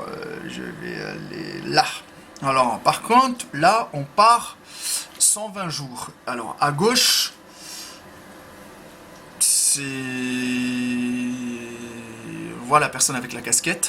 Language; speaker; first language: French; native; French